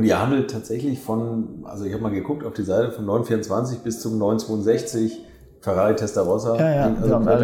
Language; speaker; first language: German; native; German